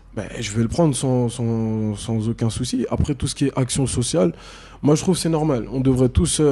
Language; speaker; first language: French; native; French